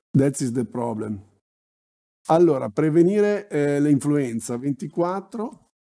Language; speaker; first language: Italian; native; Italian